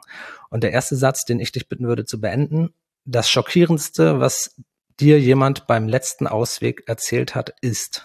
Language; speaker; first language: German; native; German